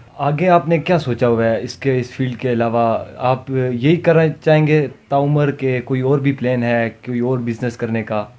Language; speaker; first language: Urdu; non-native, local second language; Punjabi